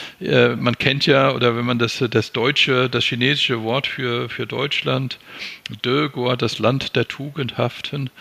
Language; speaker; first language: German; native; German